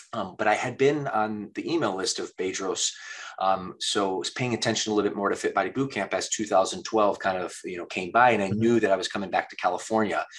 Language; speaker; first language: English; native; English